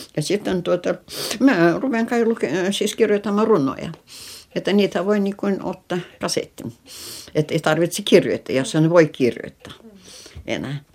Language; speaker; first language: Finnish; non-native, local second language; Russian